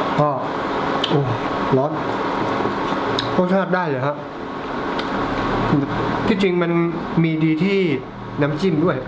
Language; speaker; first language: Thai; native; Thai